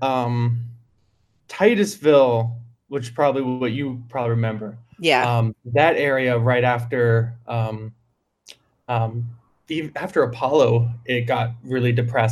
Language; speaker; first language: English; native; English